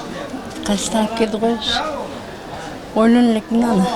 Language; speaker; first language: Kyrgyz; non-native, local second language; Uzbek